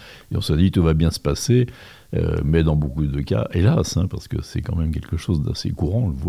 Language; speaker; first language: French; native; French